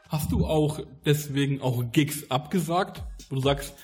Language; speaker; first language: German; non-native, learner; English